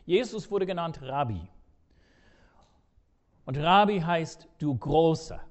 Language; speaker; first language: German; non-native, fluent; English